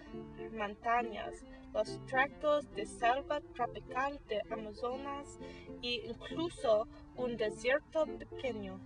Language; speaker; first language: Spanish; non-native, learner; English